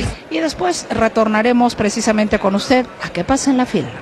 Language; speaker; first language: Spanish; native; Spanish